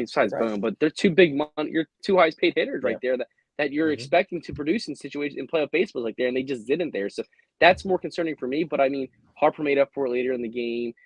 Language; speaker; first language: English; native; English